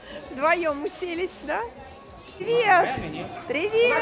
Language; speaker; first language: Russian; native; Russian